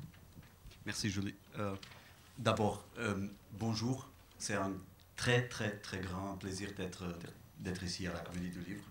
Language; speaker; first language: French; non-native, fluent; Portuguese